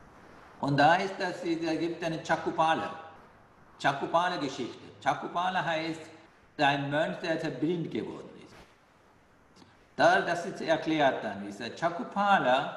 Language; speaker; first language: German; non-native, fluent; Sinhala